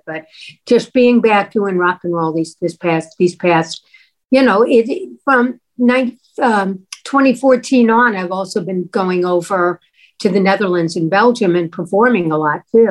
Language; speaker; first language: English; native; English